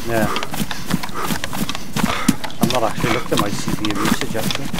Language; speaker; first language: English; native; English